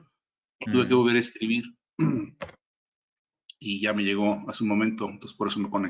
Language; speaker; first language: Spanish; native; Spanish